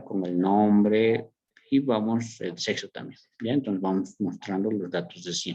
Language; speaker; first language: Spanish; native; Spanish